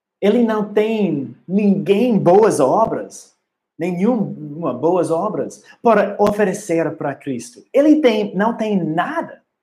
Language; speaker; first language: Portuguese; non-native, learner; English